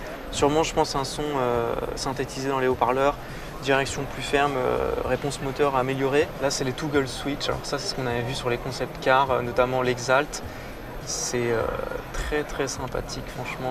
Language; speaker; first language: French; native; French